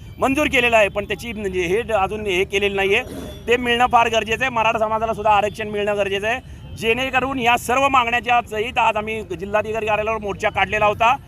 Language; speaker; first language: Marathi; native; Marathi